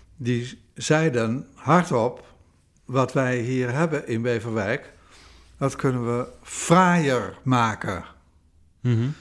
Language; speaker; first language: Dutch; native; Dutch